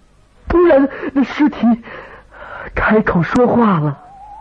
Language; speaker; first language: Chinese; native; Chinese